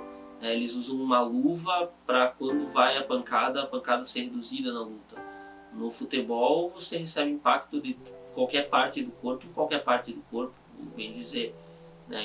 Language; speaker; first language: Portuguese; native; Portuguese